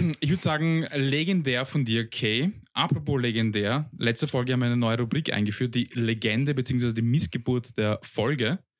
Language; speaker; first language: German; early bilingual, other home language; Bosnian